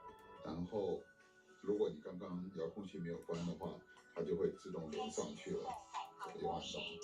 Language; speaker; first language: Chinese; native; Chinese